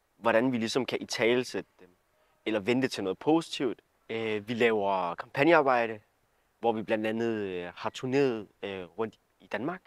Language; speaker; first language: Danish; early bilingual, other home language; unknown